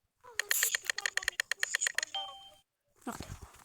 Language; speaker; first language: French; native; French